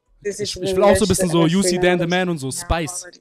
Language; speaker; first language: German; native; German